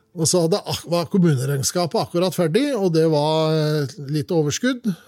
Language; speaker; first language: Norwegian; native; Norwegian